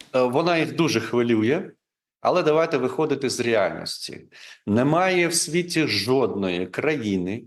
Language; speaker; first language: Ukrainian; non-native, local second language; Crimean Tatar